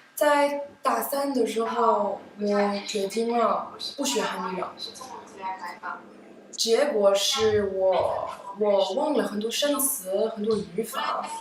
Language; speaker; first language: Chinese; non-native, fluent; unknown